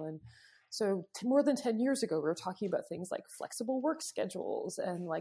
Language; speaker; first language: English; native; English